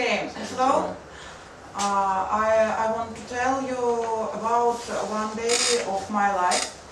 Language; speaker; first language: English; non-native, learner; Russian